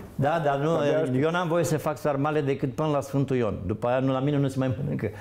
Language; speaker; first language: Romanian; native; Romanian